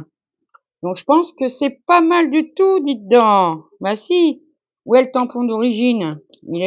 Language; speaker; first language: French; native; French